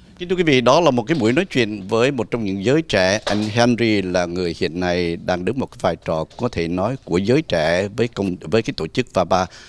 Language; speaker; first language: Vietnamese; native; Vietnamese